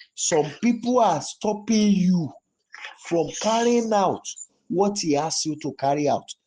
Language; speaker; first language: English; non-native, local second language; Yoruba